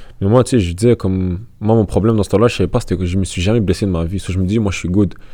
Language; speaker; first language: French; native; French